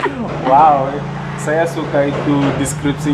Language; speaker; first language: Indonesian; non-native, fluent; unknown